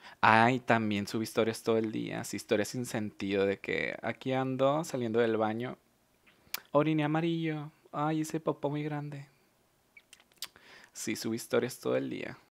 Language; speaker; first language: Spanish; native; Spanish